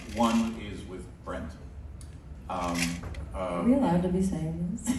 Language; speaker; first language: English; early bilingual, other home language; Filipino